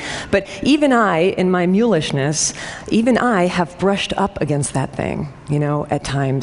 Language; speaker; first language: English; native; English